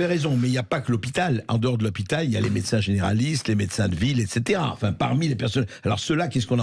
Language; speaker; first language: French; native; French